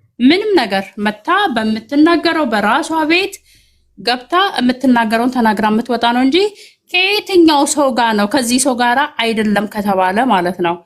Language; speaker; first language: Amharic; native; Amharic